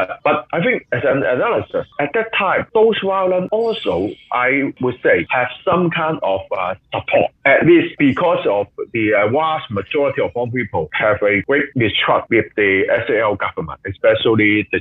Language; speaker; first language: English; non-native, local second language; Cantonese